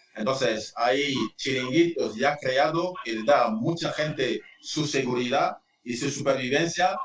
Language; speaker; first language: Spanish; non-native, fluent; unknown